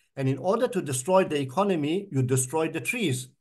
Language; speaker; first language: English; native; English